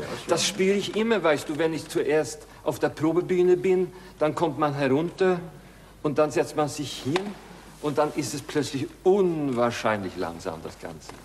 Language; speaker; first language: German; non-native, fluent; Swedish